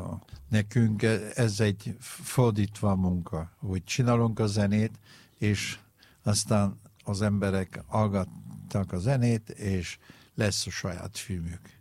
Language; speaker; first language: Hungarian; non-native, learner; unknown